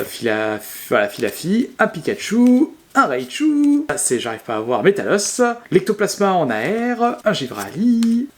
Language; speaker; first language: French; native; French